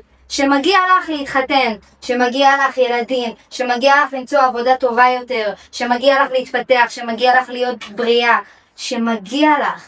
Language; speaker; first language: Hebrew; native; Hebrew